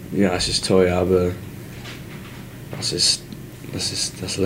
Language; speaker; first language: German; non-native, learner; English